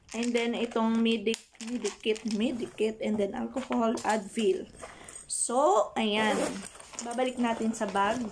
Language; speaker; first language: Filipino; non-native, local second language; Hiligaynon